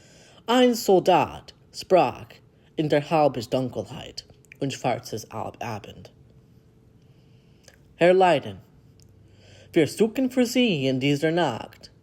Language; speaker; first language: German; non-native, learner; English